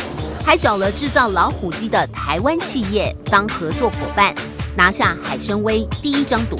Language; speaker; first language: Chinese; native; Chinese